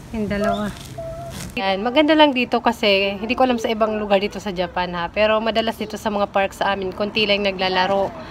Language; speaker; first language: Filipino; native; Filipino